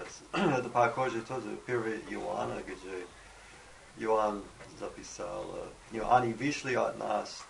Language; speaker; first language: Russian; non-native, learner; English